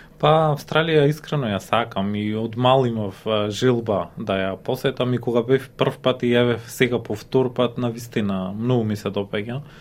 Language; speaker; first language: Macedonian; native; Macedonian